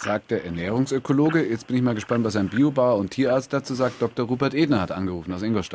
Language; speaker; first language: German; native; German